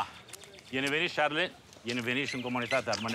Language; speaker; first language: Romanian; non-native, local second language; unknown